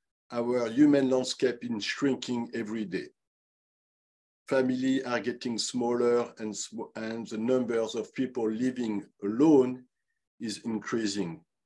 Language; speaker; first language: English; non-native, fluent; French